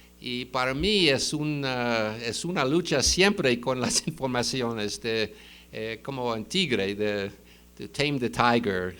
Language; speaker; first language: Spanish; non-native, fluent; English